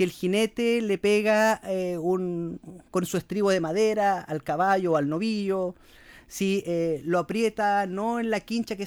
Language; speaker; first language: Spanish; native; Spanish